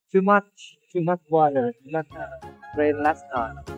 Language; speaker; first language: English; non-native, learner; Vietnamese